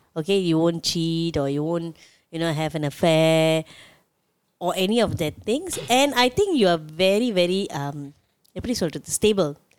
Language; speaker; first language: English; non-native, local second language; Tamil